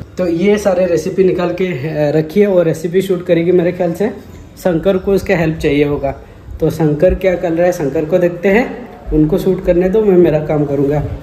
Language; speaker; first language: Hindi; non-native, local second language; Konkani